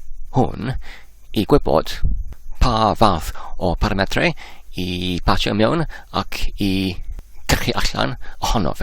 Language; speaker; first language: Welsh; non-native, learner; English